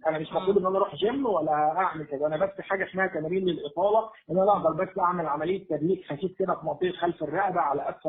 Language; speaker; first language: Arabic; native; Arabic